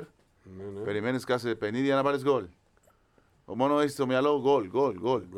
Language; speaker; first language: Greek; non-native, fluent; Spanish